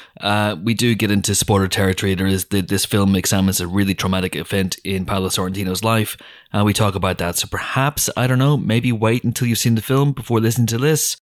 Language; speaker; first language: English; native; English